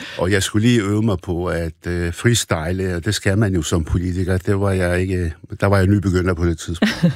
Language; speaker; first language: Danish; early bilingual, other home language; Arabic